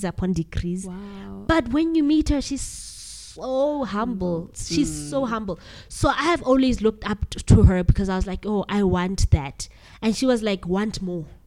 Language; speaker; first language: English; non-native, local second language; Southern Sotho